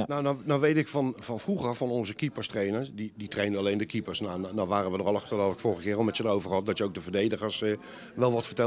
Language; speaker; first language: Dutch; native; Dutch